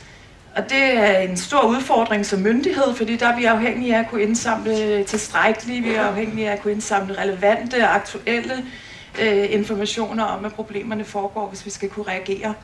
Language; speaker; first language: Danish; native; Danish